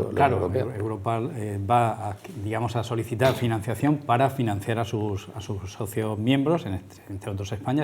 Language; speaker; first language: Spanish; native; Spanish